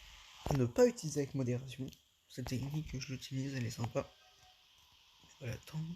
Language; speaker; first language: French; native; French